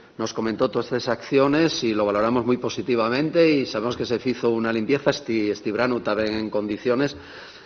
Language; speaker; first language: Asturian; non-native, local second language; Spanish